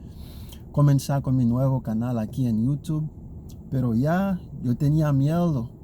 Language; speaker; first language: Spanish; non-native, learner; Haitian Creole